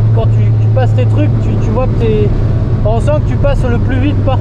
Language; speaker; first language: French; native; French